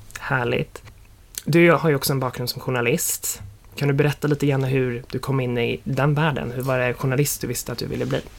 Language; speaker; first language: Swedish; native; Swedish